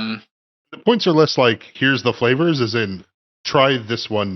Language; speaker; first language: English; native; English